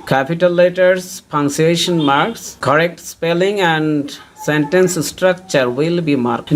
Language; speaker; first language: English; non-native, local second language; Bangla